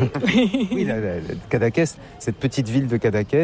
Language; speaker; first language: French; native; French